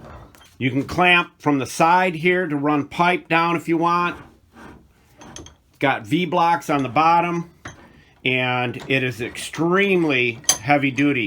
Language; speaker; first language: English; native; English